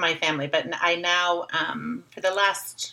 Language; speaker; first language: English; native; English